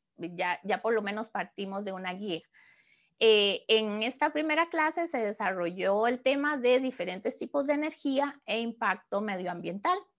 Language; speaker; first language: Spanish; native; Spanish